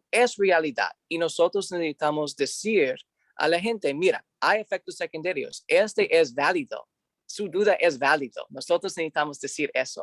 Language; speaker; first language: Spanish; non-native, learner; English